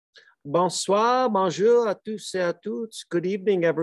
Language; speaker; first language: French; non-native, learner; English